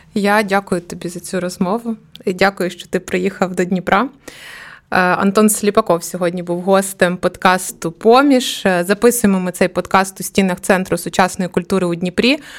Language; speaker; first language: Ukrainian; native; Ukrainian